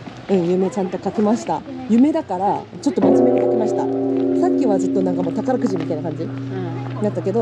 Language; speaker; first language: Japanese; non-native, fluent; Korean